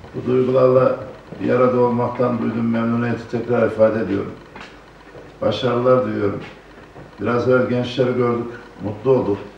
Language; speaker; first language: Turkish; native; Turkish